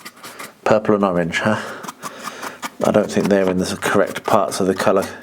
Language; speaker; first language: English; native; English